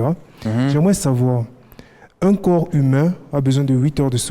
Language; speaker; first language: French; non-native, local second language; Kinyarwanda